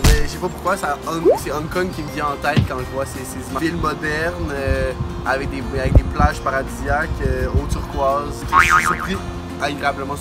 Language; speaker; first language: French; native; French